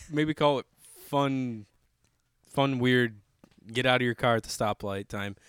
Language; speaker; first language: English; native; English